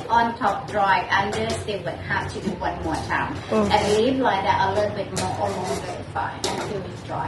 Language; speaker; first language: English; non-native, learner; Thai